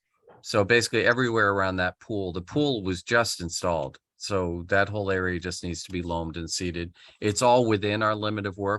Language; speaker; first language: English; native; English